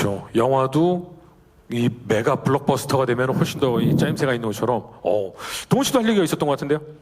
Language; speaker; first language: Korean; native; Korean